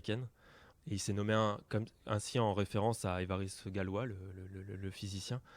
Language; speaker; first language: French; native; French